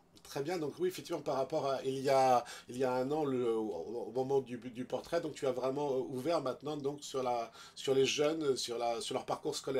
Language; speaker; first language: French; native; French